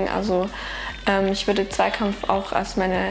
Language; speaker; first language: German; native; German